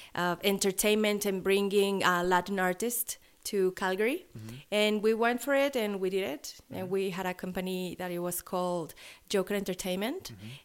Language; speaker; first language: English; non-native, fluent; Spanish